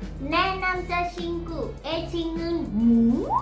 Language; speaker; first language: Korean; non-native, learner; Thai